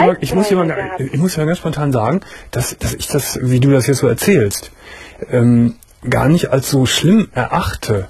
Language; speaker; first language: German; native; German